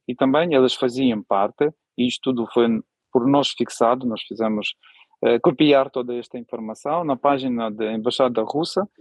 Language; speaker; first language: Portuguese; non-native, fluent; Ukrainian